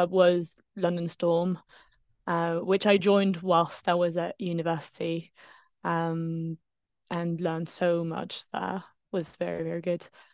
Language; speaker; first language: English; non-native, fluent; French